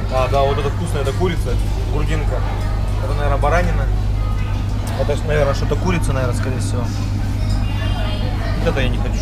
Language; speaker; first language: Russian; native; Russian